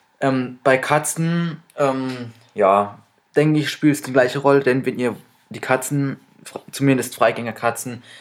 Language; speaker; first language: German; native; German